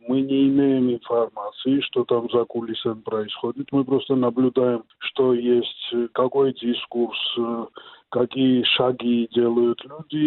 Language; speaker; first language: Russian; non-native, local second language; Georgian